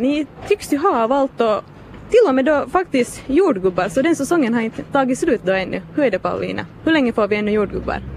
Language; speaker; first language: Swedish; native; Swedish